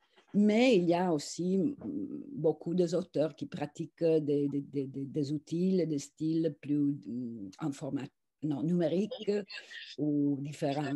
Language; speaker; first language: French; non-native, fluent; Italian